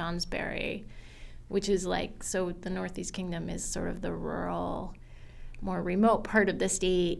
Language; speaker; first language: English; native; English